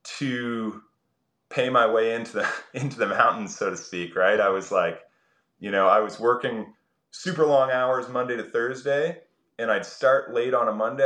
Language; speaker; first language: English; native; English